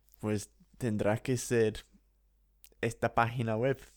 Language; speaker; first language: Spanish; non-native, fluent; English